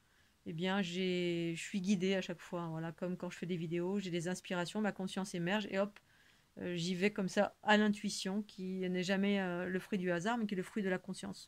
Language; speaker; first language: French; native; French